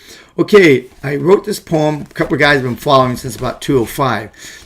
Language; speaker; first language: English; native; English